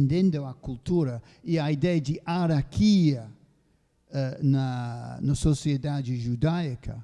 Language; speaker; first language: Portuguese; non-native, fluent; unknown